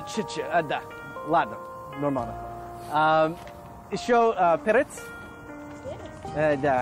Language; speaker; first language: Russian; non-native, learner; English